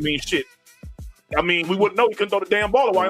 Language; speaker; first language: English; native; English